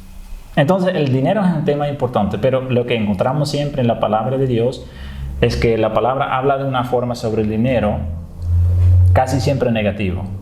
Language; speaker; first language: Spanish; non-native, fluent; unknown